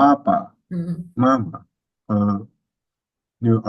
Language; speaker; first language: Chinese; non-native, learner; Indonesian